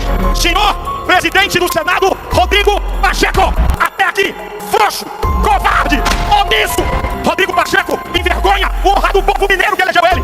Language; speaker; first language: Portuguese; native; Portuguese